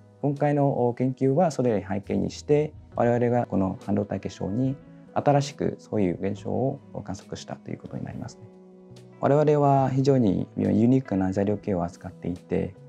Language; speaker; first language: Japanese; non-native, fluent; Vietnamese